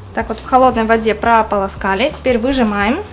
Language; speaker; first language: Russian; native; Russian